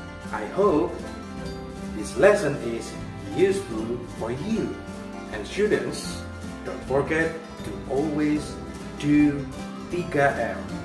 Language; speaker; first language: English; non-native, fluent; Indonesian